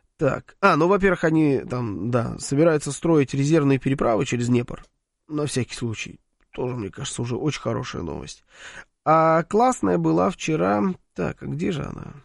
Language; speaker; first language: Russian; native; Russian